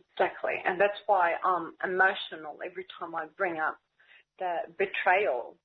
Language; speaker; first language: English; native; English